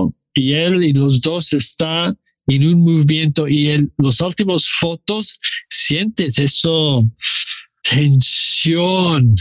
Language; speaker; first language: Spanish; non-native, learner; English